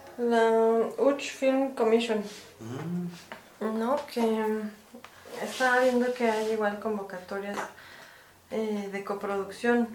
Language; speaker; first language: Spanish; native; Spanish